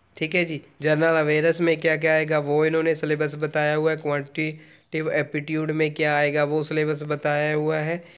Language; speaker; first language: Hindi; non-native, local second language; Punjabi